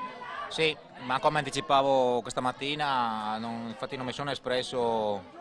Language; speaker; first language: Italian; native; Italian